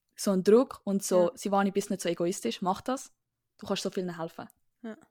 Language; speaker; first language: Swiss German; early bilingual, other home language; Sinhala